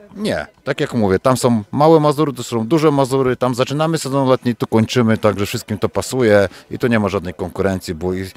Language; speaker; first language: Polish; native; Polish